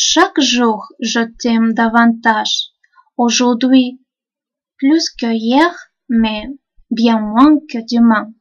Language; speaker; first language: French; non-native, fluent; Russian